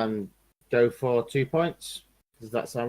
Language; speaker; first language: English; native; English